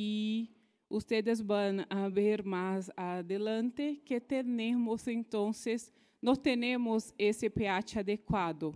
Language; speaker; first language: Spanish; non-native, fluent; Portuguese